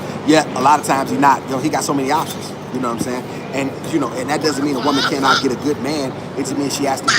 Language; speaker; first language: English; native; English